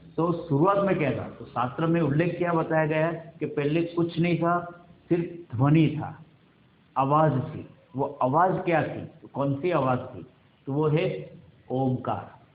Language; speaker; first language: Hindi; non-native, local second language; Gujarati